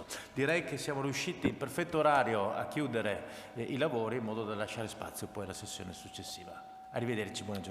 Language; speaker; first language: Italian; native; Italian